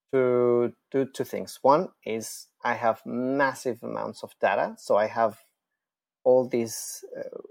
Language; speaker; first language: English; non-native, fluent; Spanish